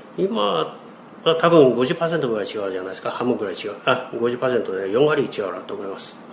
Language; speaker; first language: Japanese; non-native, fluent; Chinese